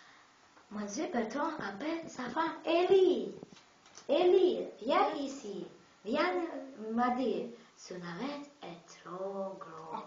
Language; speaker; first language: French; non-native, learner; Russian